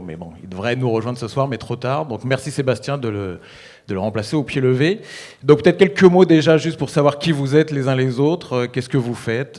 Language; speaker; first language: French; native; French